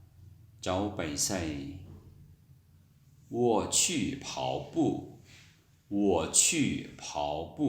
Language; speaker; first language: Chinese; non-native, fluent; Lao